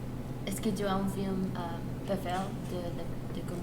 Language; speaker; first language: French; non-native, learner; Spanish